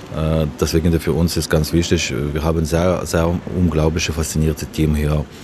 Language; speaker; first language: German; non-native, learner; Ukrainian